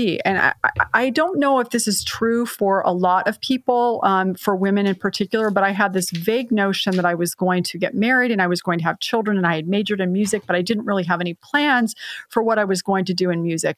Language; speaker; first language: English; native; English